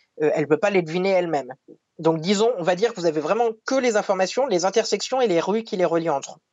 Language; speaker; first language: French; native; French